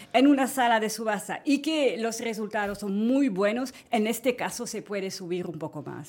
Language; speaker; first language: Spanish; non-native, fluent; French